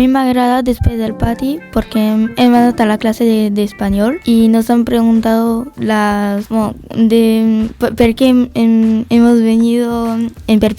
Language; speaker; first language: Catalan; non-native, learner; French